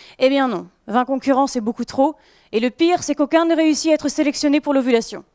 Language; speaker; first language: French; native; French